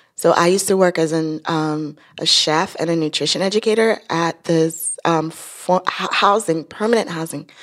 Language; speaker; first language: English; non-native, local second language; Yoruba